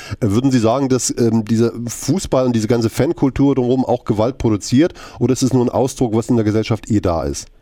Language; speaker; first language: German; native; German